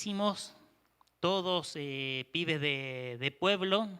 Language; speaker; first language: Spanish; native; Spanish